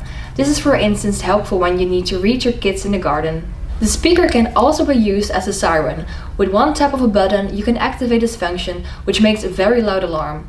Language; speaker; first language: English; non-native, fluent; Dutch